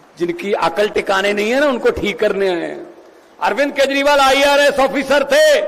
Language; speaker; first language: Hindi; non-native, local second language; Punjabi